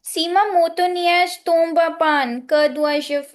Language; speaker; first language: French; non-native, fluent; Punjabi